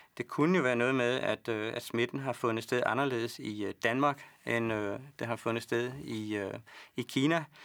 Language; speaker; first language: Danish; native; Danish